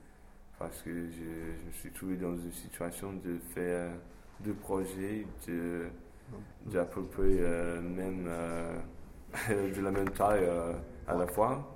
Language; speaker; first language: French; non-native, fluent; English